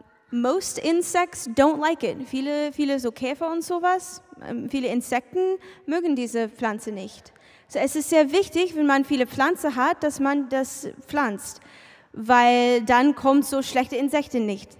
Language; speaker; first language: German; non-native, learner; English